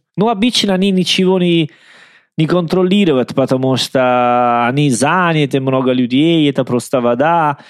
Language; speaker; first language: Russian; non-native, learner; Italian